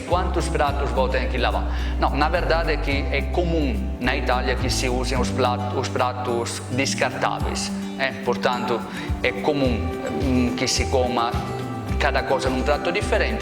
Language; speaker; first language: Portuguese; non-native, fluent; Italian